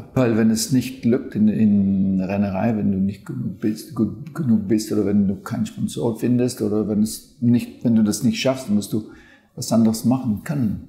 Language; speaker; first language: German; non-native, fluent; French